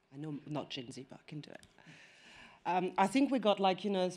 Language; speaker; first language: English; non-native, fluent; French